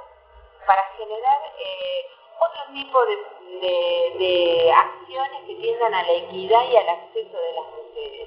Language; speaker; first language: Spanish; native; Spanish